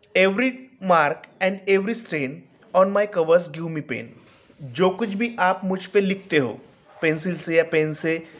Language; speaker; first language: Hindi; non-native, local second language; Marathi